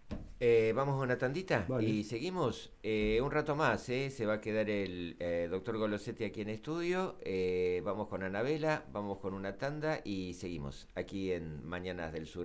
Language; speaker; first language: Spanish; native; Spanish